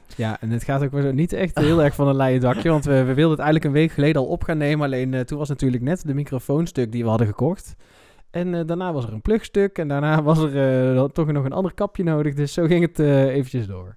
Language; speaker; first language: Dutch; native; Dutch